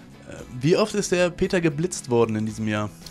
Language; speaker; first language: German; native; German